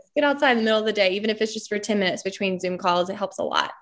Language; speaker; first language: English; native; English